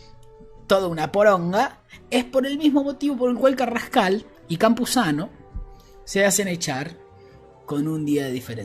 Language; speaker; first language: Spanish; native; Spanish